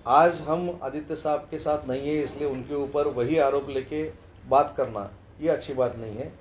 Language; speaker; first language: Hindi; non-native, local second language; Marathi